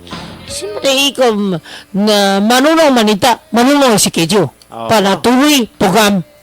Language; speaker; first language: Filipino; non-native, learner; Chinese